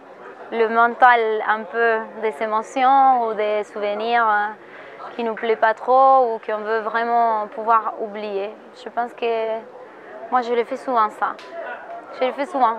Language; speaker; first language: French; non-native, fluent; Spanish